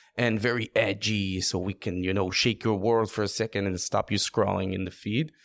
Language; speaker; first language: English; non-native, fluent; Hebrew